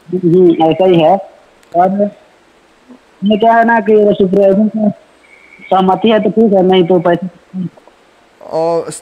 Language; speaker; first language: Hindi; native; Hindi